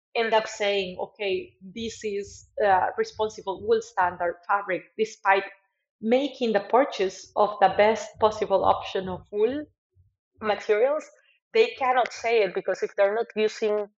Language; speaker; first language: English; non-native, fluent; Spanish